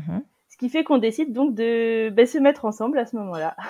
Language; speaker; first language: French; native; French